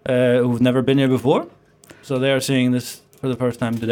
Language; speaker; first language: English; non-native, fluent; Faroese